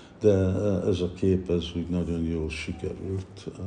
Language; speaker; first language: Hungarian; early bilingual, heritage; Hungarian